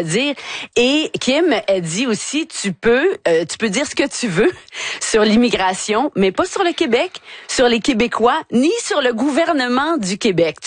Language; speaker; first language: French; native; French